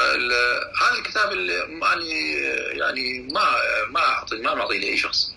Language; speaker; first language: Arabic; native; Arabic